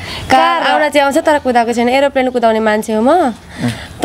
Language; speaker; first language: Nepali; native; Nepali